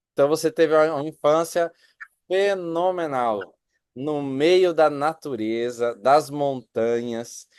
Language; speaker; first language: Portuguese; native; Portuguese